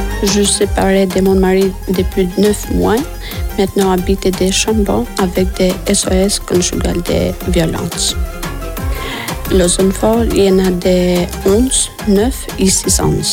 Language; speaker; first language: French; non-native, learner; Albanian